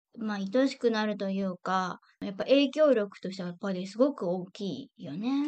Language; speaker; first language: Japanese; native; Japanese